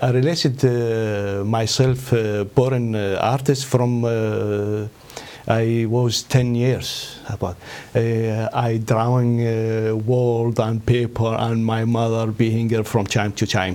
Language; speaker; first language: English; non-native, learner; Arabic